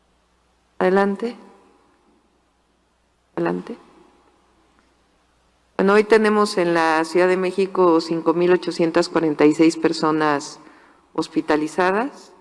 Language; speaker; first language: Spanish; native; Spanish